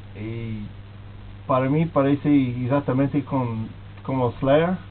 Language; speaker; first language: Spanish; non-native, learner; English